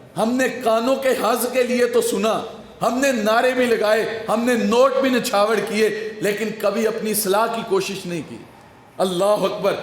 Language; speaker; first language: Urdu; non-native, local second language; Punjabi